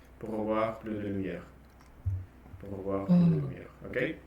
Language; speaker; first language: French; non-native, learner; Russian